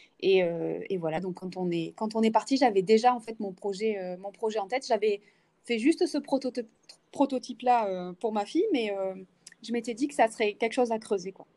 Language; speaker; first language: French; native; French